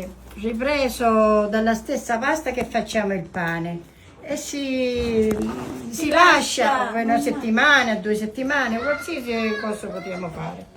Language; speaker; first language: Italian; native; Italian